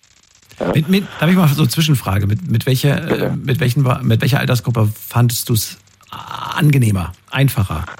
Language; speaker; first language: German; native; German